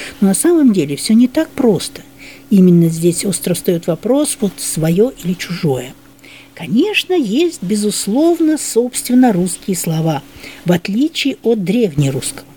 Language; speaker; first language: Russian; native; Russian